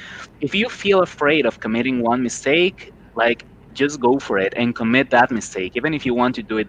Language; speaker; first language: English; non-native, fluent; Spanish